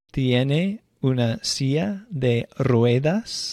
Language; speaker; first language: Spanish; non-native, fluent; English